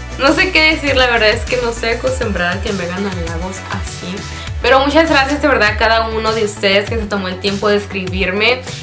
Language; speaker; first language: Spanish; native; Spanish